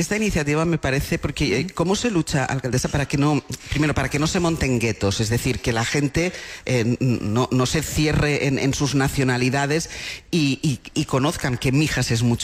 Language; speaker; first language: Spanish; native; Spanish